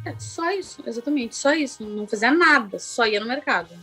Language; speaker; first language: Portuguese; native; Portuguese